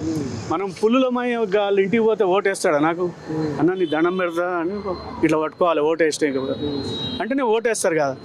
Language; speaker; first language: Telugu; native; Telugu